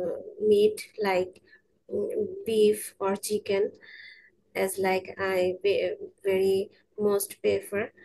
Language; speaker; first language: English; non-native, learner; Bangla